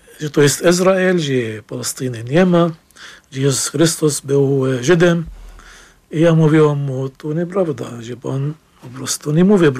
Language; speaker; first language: Polish; non-native, fluent; Arabic